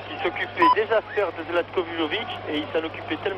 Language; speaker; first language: French; native; French